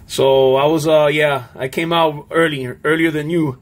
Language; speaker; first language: English; native; English